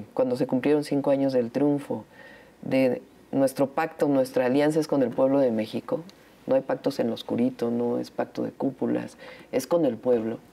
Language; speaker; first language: Spanish; native; Spanish